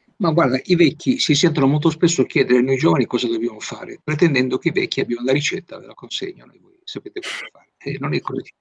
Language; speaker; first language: Italian; native; Italian